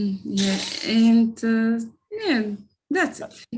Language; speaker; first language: English; non-native, learner; Bulgarian